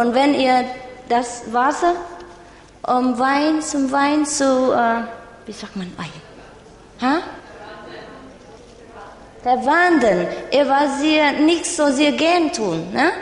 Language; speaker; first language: German; non-native, learner; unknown